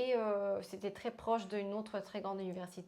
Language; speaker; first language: French; non-native, fluent; Bulgarian